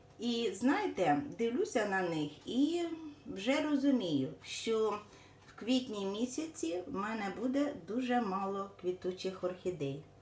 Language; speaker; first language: Ukrainian; non-native, local second language; Russian